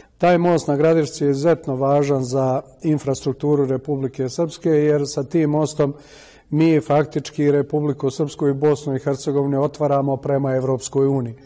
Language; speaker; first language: Serbian; native; Serbian